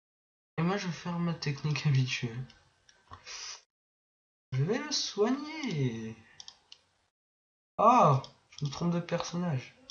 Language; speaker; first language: French; native; French